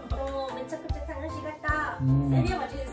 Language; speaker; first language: Japanese; non-native, learner; Korean